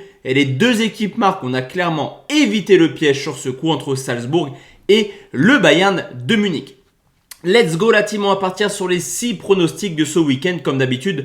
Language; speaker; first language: French; native; French